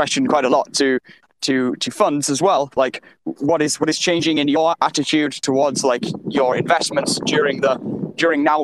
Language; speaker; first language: English; native; English